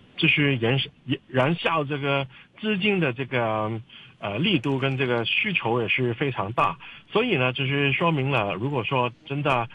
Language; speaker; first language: Chinese; non-native, local second language; Cantonese